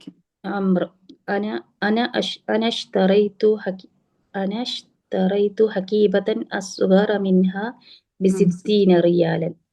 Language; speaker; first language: Arabic; non-native, learner; Malayalam